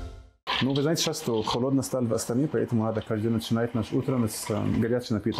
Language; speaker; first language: Russian; non-native, fluent; Arabic